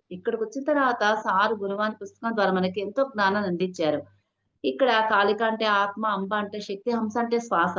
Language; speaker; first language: Telugu; non-native, local second language; Hindi